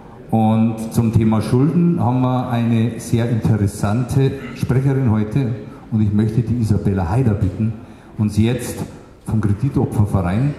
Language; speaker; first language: German; native; German